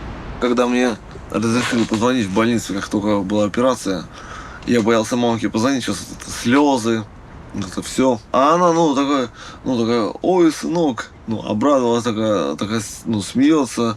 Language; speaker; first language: Russian; native; Russian